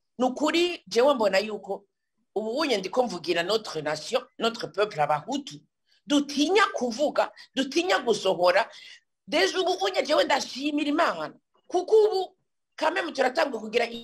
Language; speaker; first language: Rundi; early bilingual, heritage; Rundi